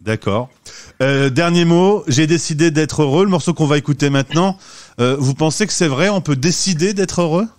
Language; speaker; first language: French; native; French